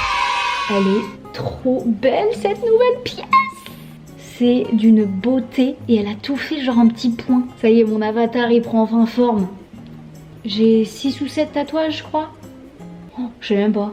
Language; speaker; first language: French; native; French